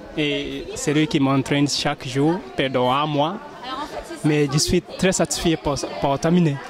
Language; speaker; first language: French; non-native, fluent; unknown